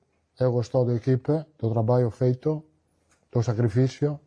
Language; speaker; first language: Portuguese; non-native, learner; Italian